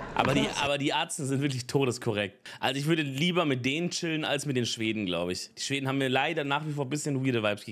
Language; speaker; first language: German; native; German